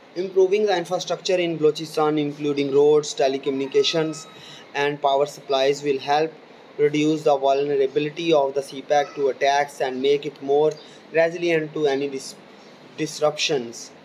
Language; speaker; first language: English; non-native, local second language; Urdu